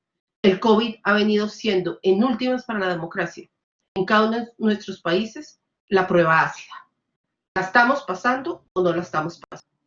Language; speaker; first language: Spanish; native; Spanish